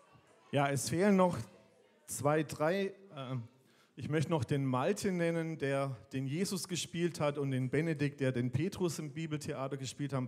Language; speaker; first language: German; native; German